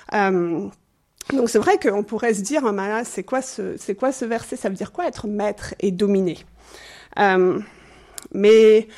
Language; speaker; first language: French; non-native, fluent; English